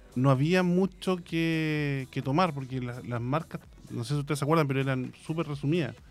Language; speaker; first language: Spanish; native; Spanish